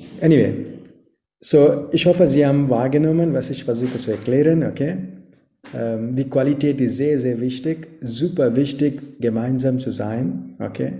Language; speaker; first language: German; non-native, fluent; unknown